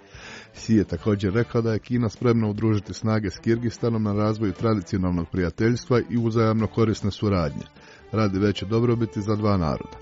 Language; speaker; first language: Croatian; non-native, fluent; Chinese